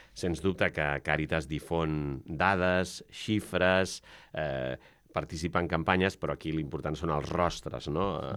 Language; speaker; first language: Catalan; native; Catalan